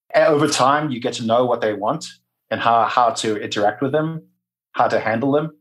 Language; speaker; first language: English; native; English